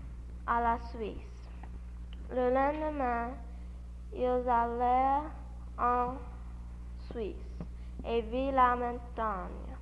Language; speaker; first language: French; non-native, learner; English